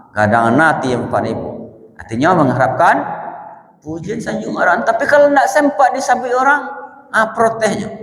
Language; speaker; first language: Malay; non-native, local second language; Minangkabau